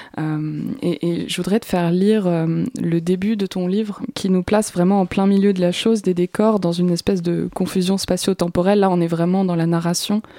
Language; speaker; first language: French; native; French